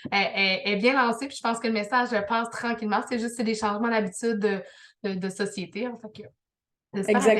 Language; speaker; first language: French; native; French